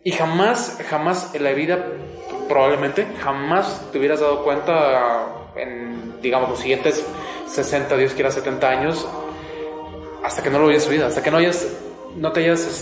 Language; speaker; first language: Spanish; native; Spanish